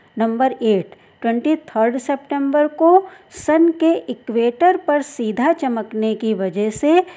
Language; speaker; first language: Hindi; native; Hindi